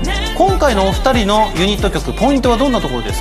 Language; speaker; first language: Japanese; native; Japanese